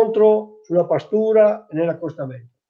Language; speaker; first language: Italian; native; Italian